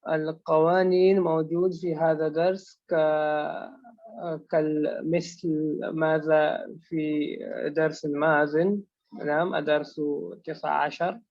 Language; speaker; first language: Arabic; non-native, fluent; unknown